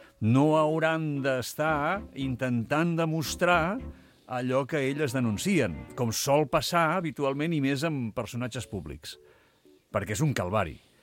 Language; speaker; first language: Catalan; native; Catalan